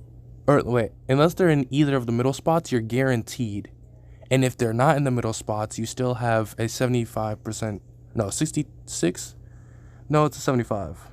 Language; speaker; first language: English; native; English